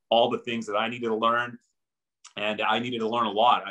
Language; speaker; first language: English; native; English